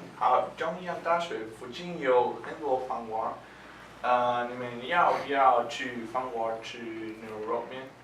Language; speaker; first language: Chinese; non-native, learner; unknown